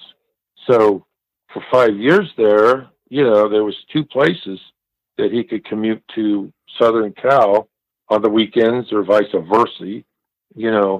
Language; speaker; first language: English; native; English